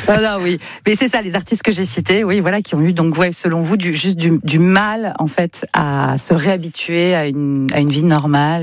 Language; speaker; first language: French; native; French